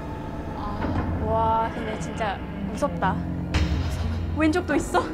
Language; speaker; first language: Korean; non-native, fluent; Japanese